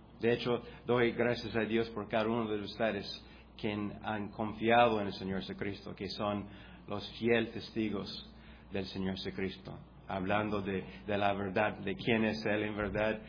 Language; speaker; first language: Spanish; non-native, fluent; English